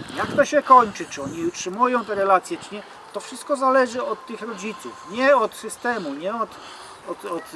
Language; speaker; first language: Polish; native; Polish